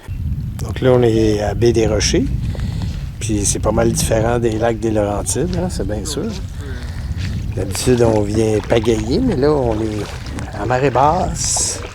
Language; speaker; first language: French; native; French